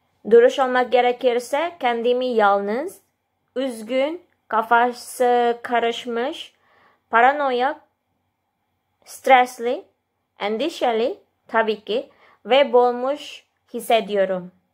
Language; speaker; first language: Turkish; non-native, learner; Indonesian